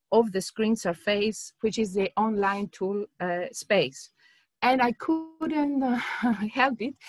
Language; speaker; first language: English; non-native, fluent; Greek